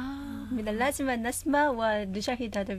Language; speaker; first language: Korean; native; Korean